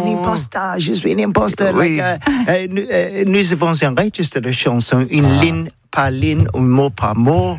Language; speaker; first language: French; non-native, learner; English